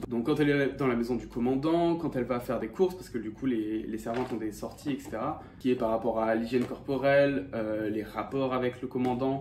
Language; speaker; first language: French; native; French